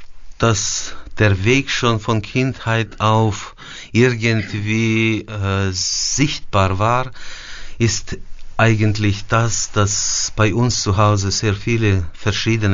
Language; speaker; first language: German; early bilingual, heritage; German